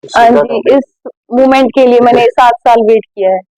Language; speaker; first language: Hindi; native; Hindi